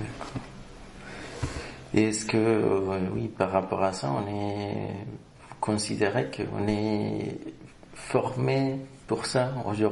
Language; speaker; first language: French; non-native, fluent; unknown